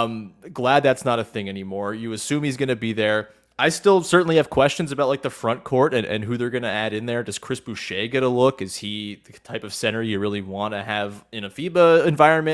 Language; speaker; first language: English; native; English